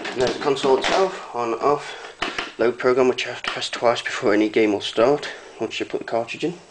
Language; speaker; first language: English; native; English